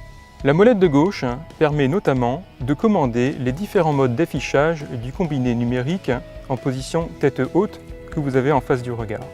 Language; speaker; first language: French; native; French